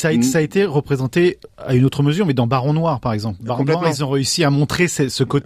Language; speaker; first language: French; native; French